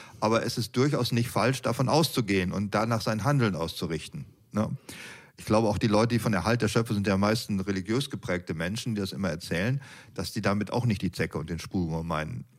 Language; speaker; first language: German; native; German